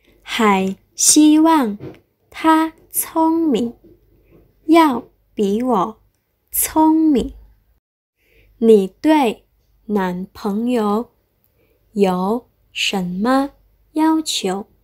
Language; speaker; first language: Chinese; non-native, fluent; Indonesian